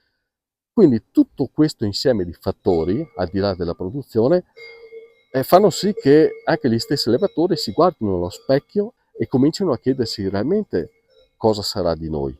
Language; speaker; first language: Italian; native; Italian